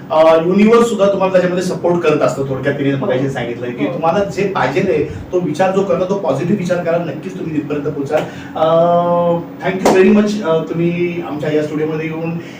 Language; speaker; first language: Marathi; native; Marathi